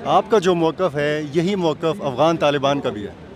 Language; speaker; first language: Hindi; non-native, local second language; Pashto